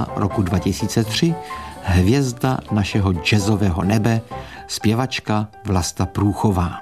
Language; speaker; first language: Czech; native; Czech